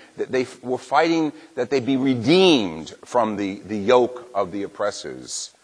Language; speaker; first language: English; native; English